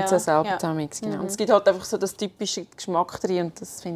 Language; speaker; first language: German; native; German